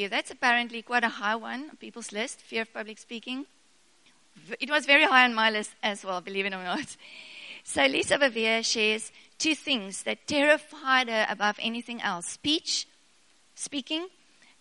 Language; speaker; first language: English; non-native, local second language; Afrikaans